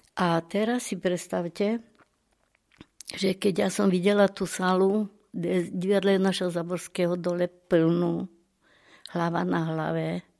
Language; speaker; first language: Slovak; non-native, local second language; Rusyn